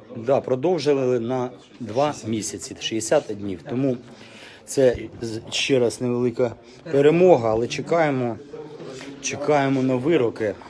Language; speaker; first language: Ukrainian; native; Ukrainian